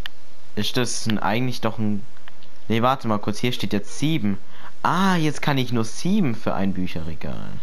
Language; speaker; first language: German; native; German